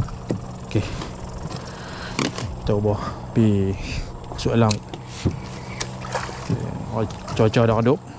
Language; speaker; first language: Malay; native; Malay